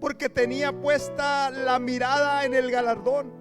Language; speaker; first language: Spanish; native; Spanish